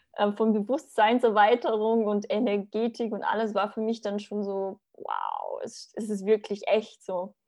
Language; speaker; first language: German; early bilingual, other home language; Bosnian